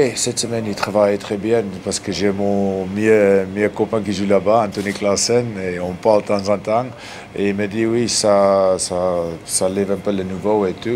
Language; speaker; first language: French; non-native, learner; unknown